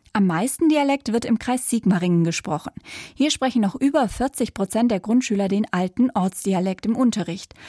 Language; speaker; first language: German; native; German